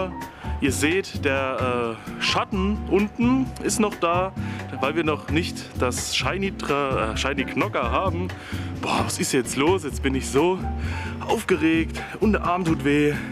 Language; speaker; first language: German; native; German